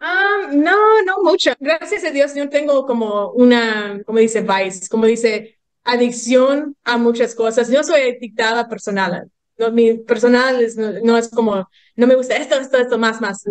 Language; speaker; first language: Spanish; early bilingual, heritage; English